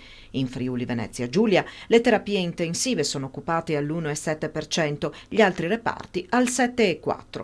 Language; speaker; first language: Italian; native; Italian